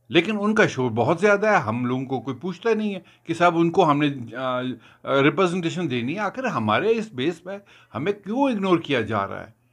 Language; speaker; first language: Hindi; non-native, local second language; Kashmiri